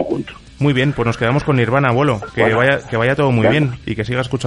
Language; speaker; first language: Spanish; native; Spanish